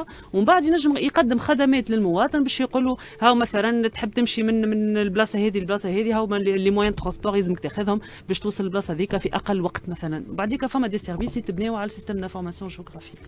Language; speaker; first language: Arabic; native; Arabic